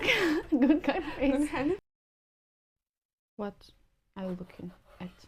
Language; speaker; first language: English; non-native, fluent; Russian